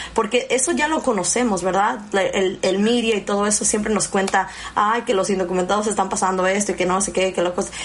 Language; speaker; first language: Spanish; early bilingual, heritage; Spanish